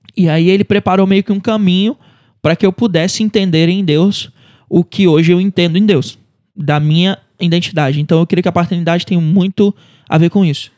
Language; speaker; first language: Portuguese; native; Portuguese